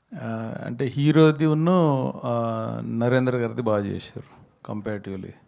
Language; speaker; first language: Telugu; native; Telugu